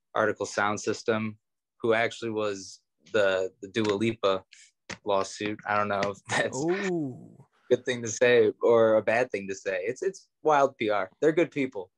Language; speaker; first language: English; native; English